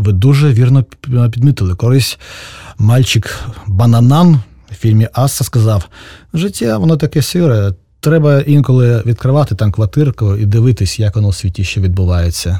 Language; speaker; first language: Ukrainian; native; Ukrainian